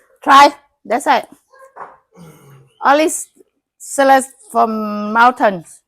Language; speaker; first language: English; non-native, learner; Thai